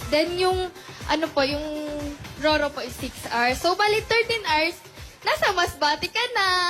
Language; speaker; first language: Filipino; non-native, local second language; Masbatenyo